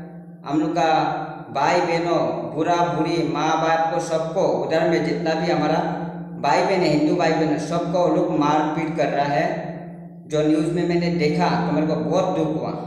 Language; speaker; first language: Hindi; non-native, local second language; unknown